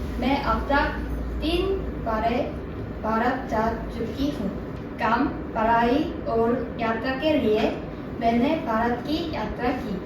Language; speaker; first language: Hindi; non-native, learner; Korean